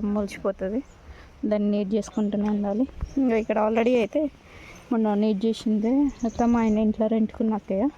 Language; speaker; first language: Telugu; native; Telugu